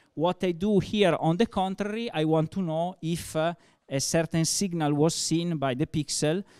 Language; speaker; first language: English; non-native, fluent; Italian